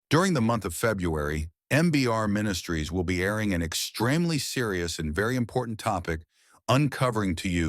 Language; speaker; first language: English; native; English